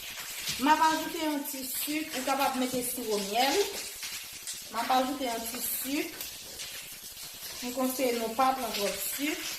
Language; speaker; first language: French; non-native, learner; Haitian Creole